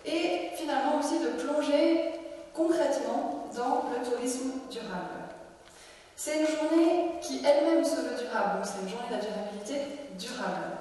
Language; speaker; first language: French; native; French